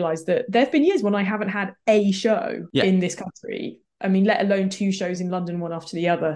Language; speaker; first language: English; native; English